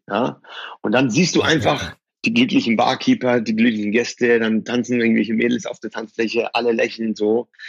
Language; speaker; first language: German; early bilingual, other home language; Persian